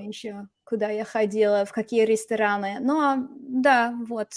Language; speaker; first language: Russian; non-native, fluent; English